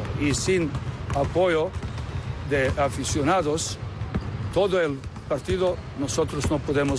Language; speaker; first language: Spanish; non-native, learner; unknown